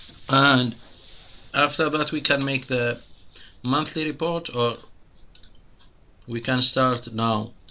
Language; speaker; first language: English; non-native, fluent; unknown